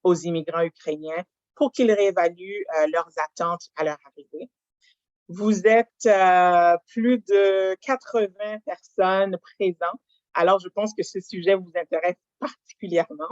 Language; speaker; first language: French; native; French